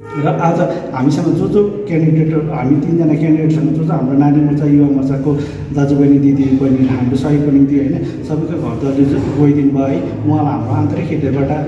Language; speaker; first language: Nepali; native; Nepali